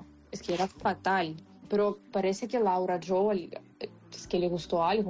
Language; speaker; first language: Spanish; non-native, fluent; Ukrainian